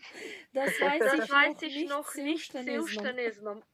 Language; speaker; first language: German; non-native, fluent; Macedonian